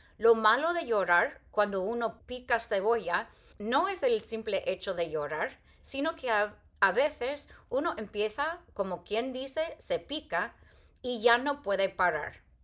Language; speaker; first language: Spanish; non-native, fluent; English